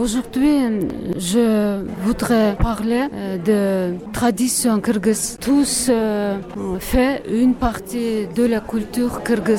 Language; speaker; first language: French; non-native, learner; Kyrgyz